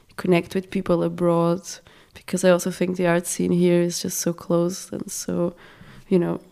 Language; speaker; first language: English; non-native, fluent; Portuguese